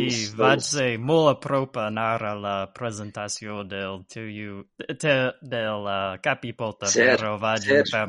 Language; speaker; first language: Catalan; non-native, learner; English